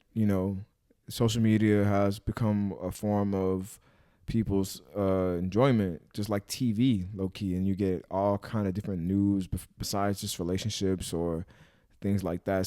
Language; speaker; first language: English; native; English